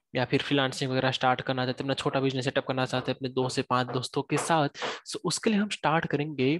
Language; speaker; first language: Hindi; native; Hindi